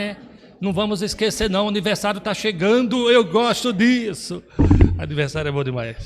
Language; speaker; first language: Portuguese; native; Portuguese